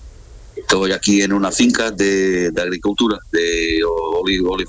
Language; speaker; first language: Spanish; non-native, learner; Portuguese